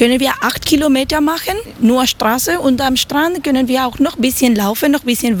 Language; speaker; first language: German; non-native, learner; Spanish